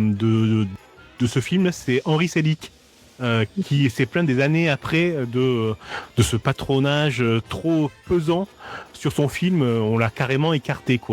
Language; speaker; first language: French; native; French